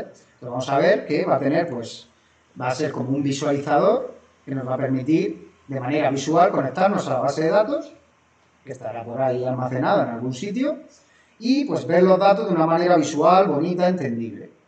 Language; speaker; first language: Spanish; native; Spanish